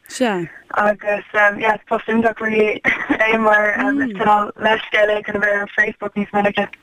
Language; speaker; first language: Irish; non-native, local second language; English